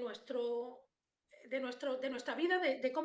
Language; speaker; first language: Spanish; native; Spanish